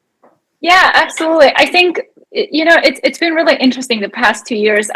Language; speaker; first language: English; native; English